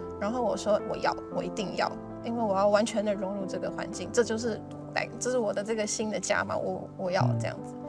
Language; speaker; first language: Chinese; early bilingual, other home language; Russian